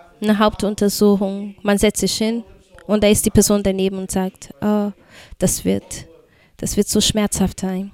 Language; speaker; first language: German; non-native, fluent; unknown